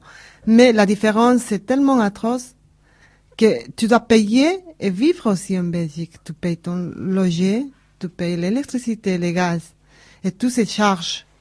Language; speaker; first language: French; non-native, learner; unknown